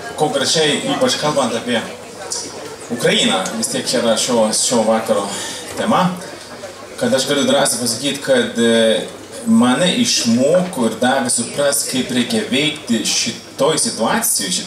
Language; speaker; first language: Lithuanian; non-native, fluent; Swedish